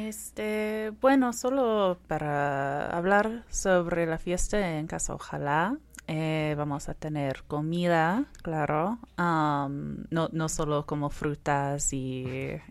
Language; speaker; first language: Spanish; non-native, fluent; English